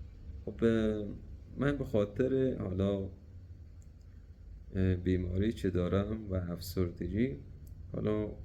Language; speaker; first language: Persian; native; Persian